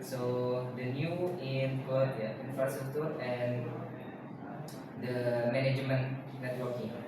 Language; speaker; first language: English; non-native, learner; Indonesian